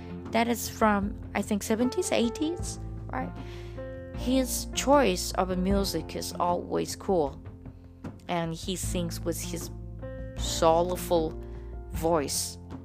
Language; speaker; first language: English; non-native, fluent; Japanese